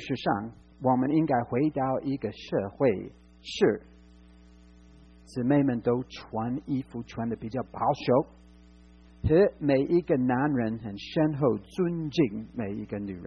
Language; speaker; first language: Chinese; non-native, fluent; English